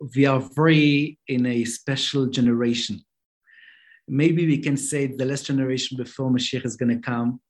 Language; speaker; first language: English; non-native, fluent; Hebrew